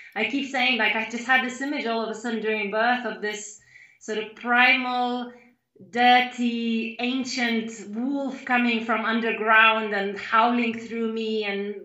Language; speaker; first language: English; non-native, fluent; Lithuanian